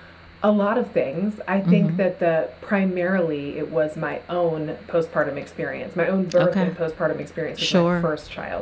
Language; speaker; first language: English; native; English